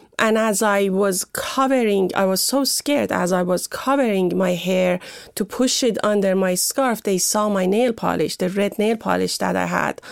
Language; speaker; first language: English; non-native, fluent; Persian